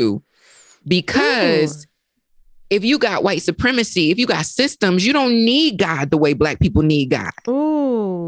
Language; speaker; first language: English; native; English